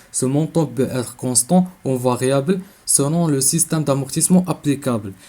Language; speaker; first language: French; non-native, local second language; Arabic